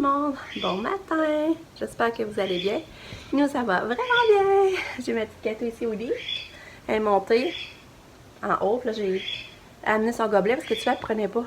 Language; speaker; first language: French; native; French